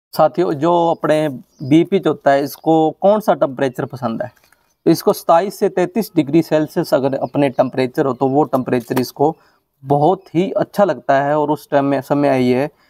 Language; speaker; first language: Hindi; non-native, local second language; Punjabi